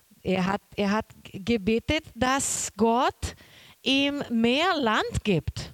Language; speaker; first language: German; non-native, learner; Portuguese